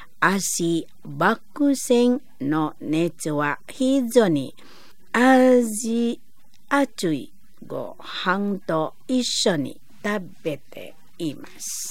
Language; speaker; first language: Japanese; non-native, fluent; Indonesian